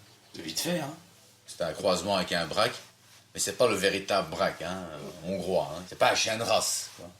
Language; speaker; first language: French; native; French